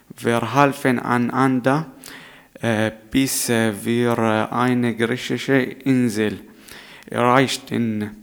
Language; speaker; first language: German; non-native, learner; Arabic